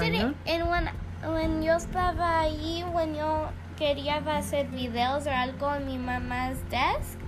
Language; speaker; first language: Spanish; early bilingual, heritage; English